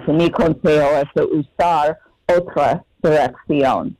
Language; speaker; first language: Spanish; non-native, fluent; English